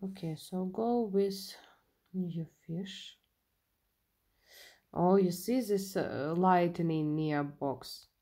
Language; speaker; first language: English; non-native, learner; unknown